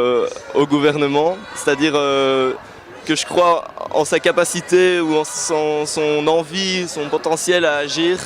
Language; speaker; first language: French; native; French